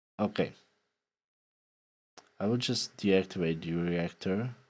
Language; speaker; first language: English; non-native, fluent; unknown